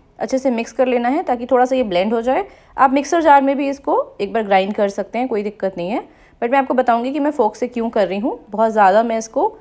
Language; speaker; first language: Hindi; native; Hindi